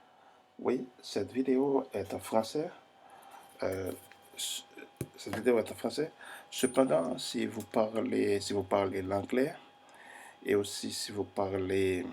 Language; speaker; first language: French; non-native, fluent; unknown